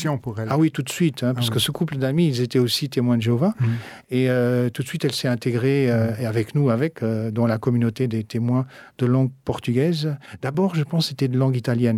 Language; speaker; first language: French; early bilingual, other home language; Portuguese